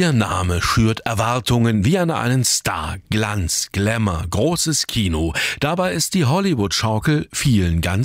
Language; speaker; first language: German; native; German